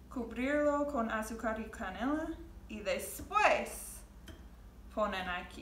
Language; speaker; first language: Spanish; non-native, learner; English